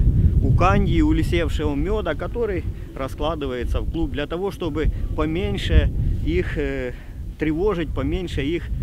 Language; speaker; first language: Russian; native; Russian